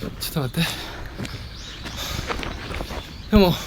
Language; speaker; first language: Japanese; non-native, fluent; Korean